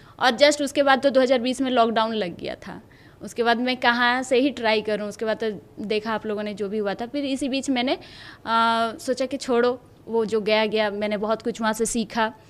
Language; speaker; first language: Hindi; native; Hindi